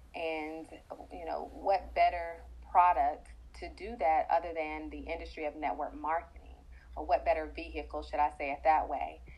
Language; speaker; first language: English; native; English